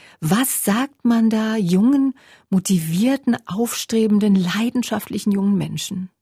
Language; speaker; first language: German; native; German